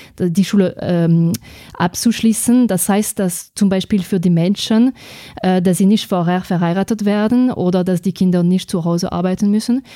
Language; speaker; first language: German; non-native, fluent; French